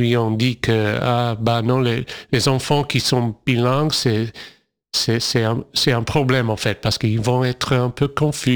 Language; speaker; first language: French; non-native, fluent; English